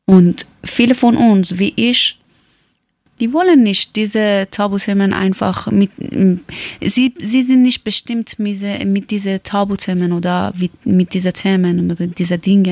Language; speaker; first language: German; non-native, learner; Persian